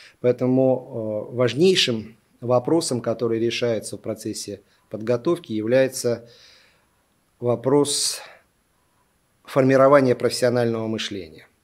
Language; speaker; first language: Russian; native; Russian